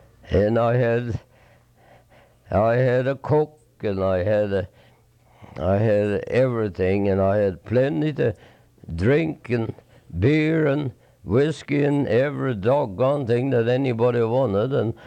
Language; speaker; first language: English; non-native, fluent; Swedish